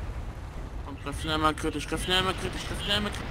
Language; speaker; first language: German; native; German